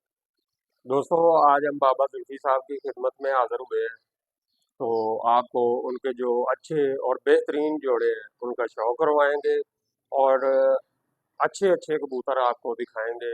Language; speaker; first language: Hindi; non-native, local second language; Punjabi